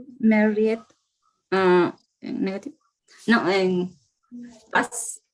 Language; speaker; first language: English; non-native, learner; Spanish